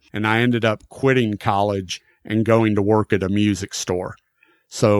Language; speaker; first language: English; native; English